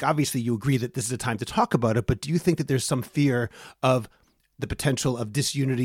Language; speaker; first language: English; native; English